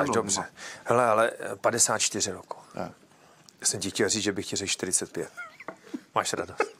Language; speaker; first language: Czech; native; Czech